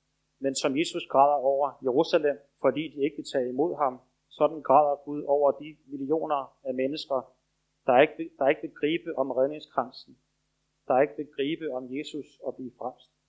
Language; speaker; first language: Danish; native; Danish